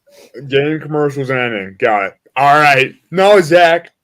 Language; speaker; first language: English; native; English